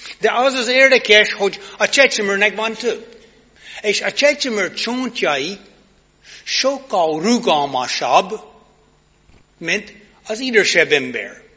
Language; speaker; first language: Hungarian; non-native, learner; English